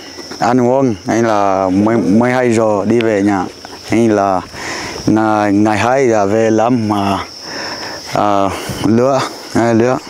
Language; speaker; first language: Vietnamese; non-native, learner; Portuguese